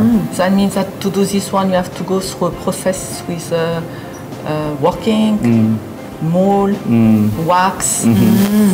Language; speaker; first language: English; non-native, learner; French